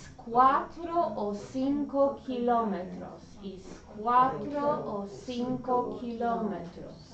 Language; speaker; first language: Spanish; non-native, learner; English